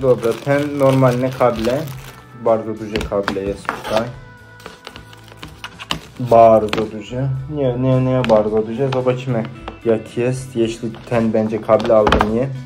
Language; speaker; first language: Polish; non-native, learner; Turkish